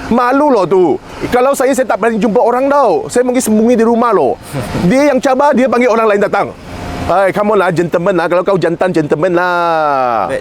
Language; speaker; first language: Malay; non-native, local second language; Chinese